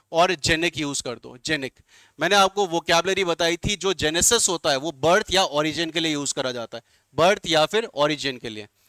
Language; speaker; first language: Hindi; native; Hindi